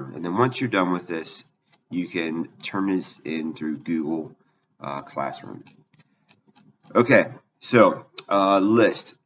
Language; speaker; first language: English; native; English